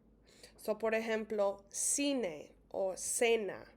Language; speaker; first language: Spanish; non-native, fluent; English